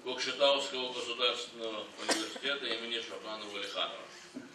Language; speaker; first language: Russian; non-native, local second language; Kazakh